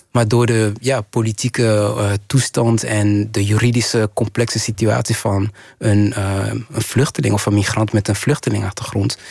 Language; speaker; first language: Dutch; early bilingual, other home language; Kinyarwanda